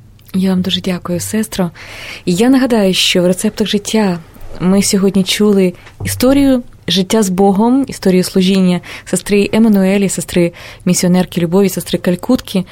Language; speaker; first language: Ukrainian; native; Ukrainian